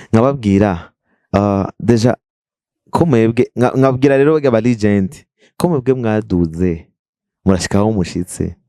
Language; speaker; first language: Rundi; native; Rundi